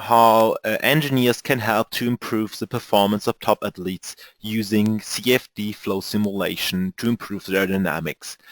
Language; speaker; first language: English; non-native, fluent; German